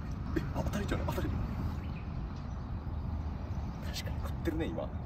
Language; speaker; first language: Japanese; native; Japanese